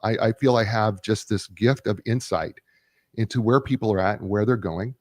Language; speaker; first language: English; native; English